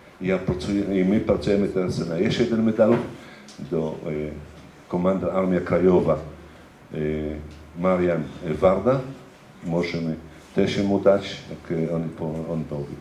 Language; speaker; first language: Polish; non-native, learner; Hebrew